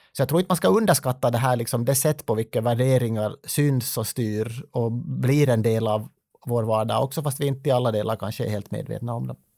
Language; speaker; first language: Swedish; native; Swedish